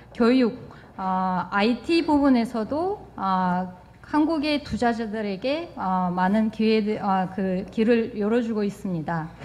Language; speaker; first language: Korean; non-native, fluent; Kyrgyz